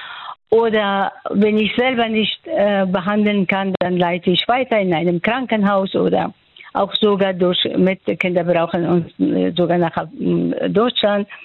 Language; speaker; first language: German; non-native, fluent; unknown